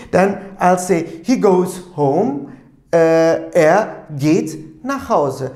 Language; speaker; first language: German; non-native, fluent; Turkish